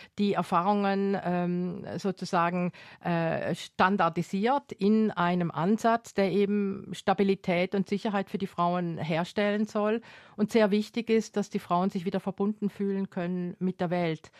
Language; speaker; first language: German; native; German